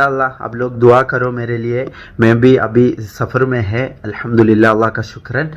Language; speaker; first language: Hindi; non-native, local second language; Malayalam